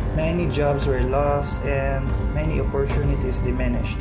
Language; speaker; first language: English; non-native, local second language; Cebuano